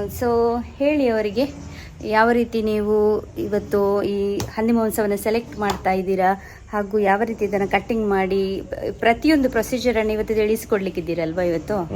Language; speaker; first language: Kannada; non-native, local second language; Tulu